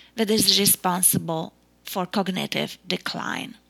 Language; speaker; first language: English; non-native, fluent; Polish